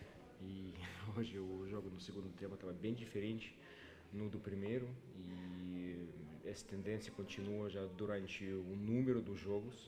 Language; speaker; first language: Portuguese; non-native, fluent; Russian